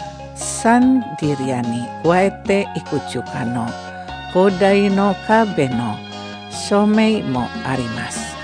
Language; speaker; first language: Japanese; non-native, fluent; Indonesian